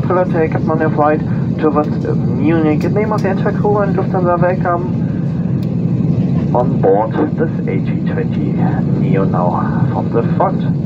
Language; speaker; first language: English; non-native, fluent; German